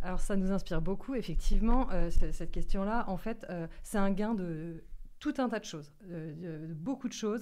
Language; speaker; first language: French; native; French